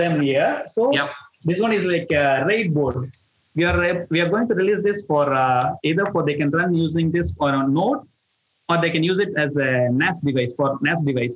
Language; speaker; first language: English; non-native, local second language; Tamil